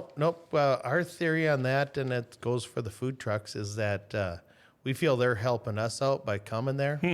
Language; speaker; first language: English; native; English